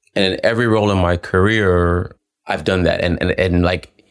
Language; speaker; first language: English; native; English